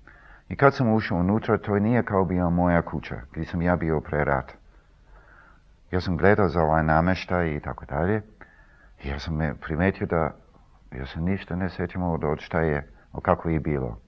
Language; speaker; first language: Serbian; early bilingual, heritage; Serbian